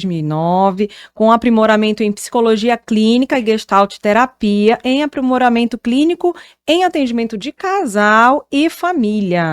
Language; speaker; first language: Portuguese; native; Portuguese